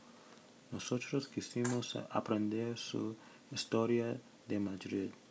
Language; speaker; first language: Spanish; non-native, learner; English